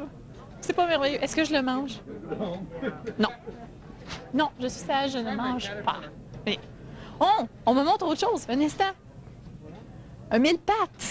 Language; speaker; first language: French; native; French